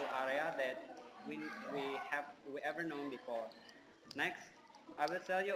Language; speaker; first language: English; non-native, learner; Indonesian